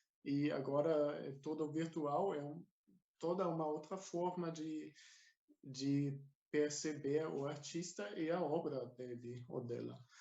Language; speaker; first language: Portuguese; non-native, fluent; German